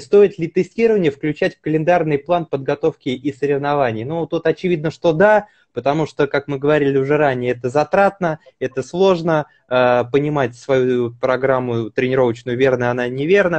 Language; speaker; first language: Russian; native; Russian